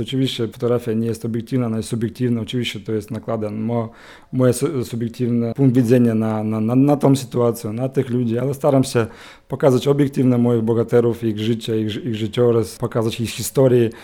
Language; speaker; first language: Polish; non-native, learner; Ukrainian